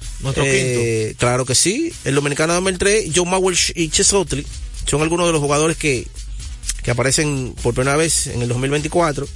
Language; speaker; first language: Spanish; native; Spanish